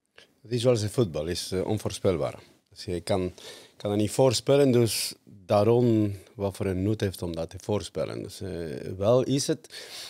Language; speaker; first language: Dutch; non-native, fluent; Spanish